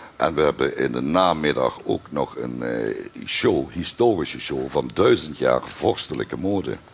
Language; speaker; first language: Dutch; native; Dutch